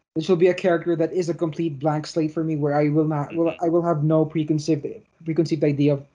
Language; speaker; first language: English; non-native, local second language; Filipino